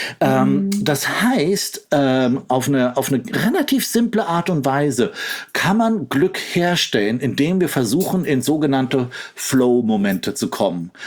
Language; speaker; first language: German; native; German